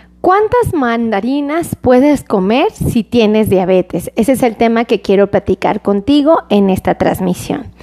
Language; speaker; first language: Spanish; native; Spanish